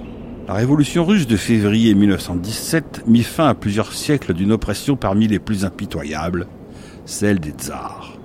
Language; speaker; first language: French; native; French